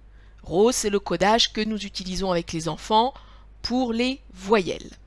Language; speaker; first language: French; native; French